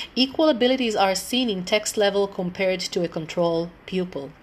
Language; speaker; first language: English; non-native, fluent; Hebrew